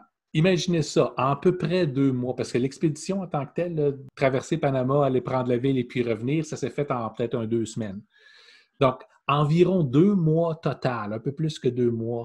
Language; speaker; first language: French; native; French